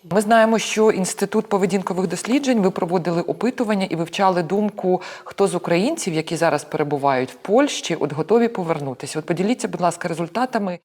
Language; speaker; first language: Ukrainian; native; Ukrainian